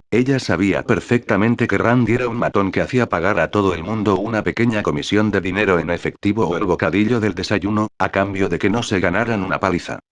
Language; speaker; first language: Spanish; native; Spanish